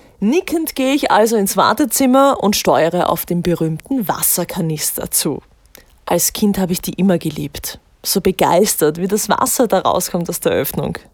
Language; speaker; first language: German; native; German